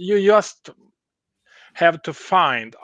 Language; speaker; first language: English; non-native, learner; Swedish